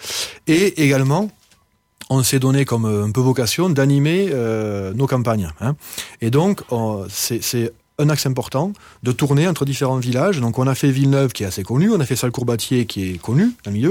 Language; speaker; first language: French; native; French